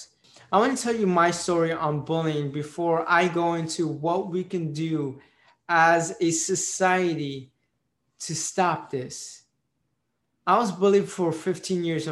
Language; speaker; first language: English; early bilingual, other home language; Marathi